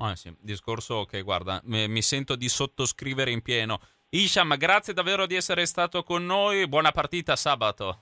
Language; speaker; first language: Italian; native; Italian